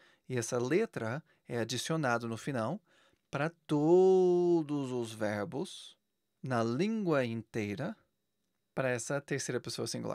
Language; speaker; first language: Portuguese; non-native, fluent; English